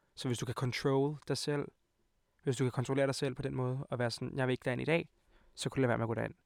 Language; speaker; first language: Danish; native; Danish